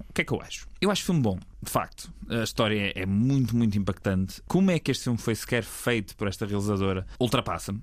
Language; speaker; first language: Portuguese; native; Portuguese